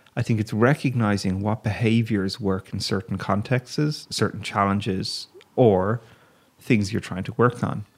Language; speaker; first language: English; native; English